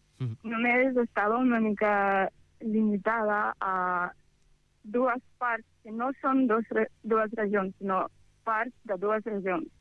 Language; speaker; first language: Catalan; non-native, fluent; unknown